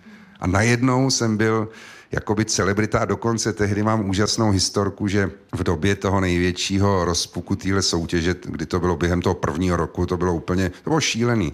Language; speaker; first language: Czech; native; Czech